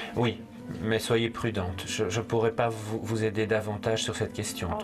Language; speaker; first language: French; native; French